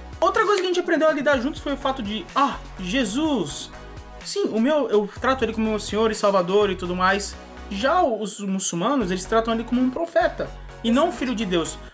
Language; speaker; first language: Portuguese; native; Portuguese